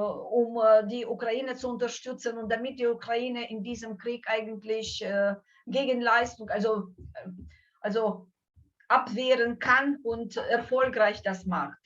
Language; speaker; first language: German; non-native, fluent; Ukrainian